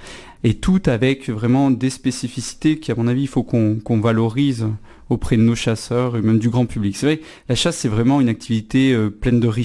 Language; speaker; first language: French; native; French